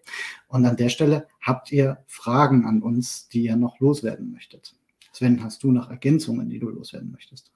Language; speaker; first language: German; native; German